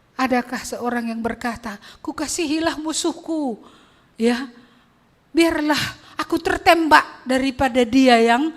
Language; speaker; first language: Indonesian; non-native, local second language; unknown